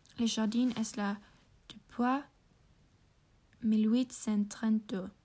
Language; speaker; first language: French; non-native, learner; English